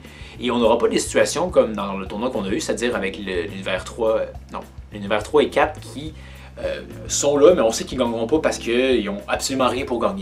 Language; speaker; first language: French; native; French